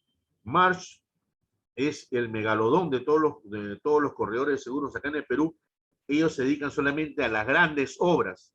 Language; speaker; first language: Spanish; native; Spanish